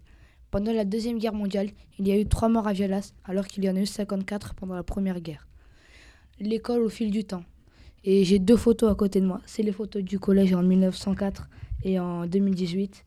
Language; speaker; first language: French; native; French